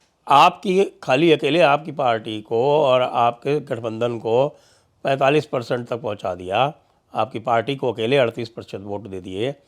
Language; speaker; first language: Hindi; native; Hindi